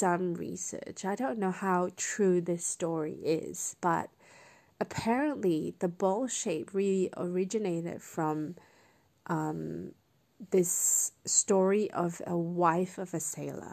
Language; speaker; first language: English; non-native, local second language; Cantonese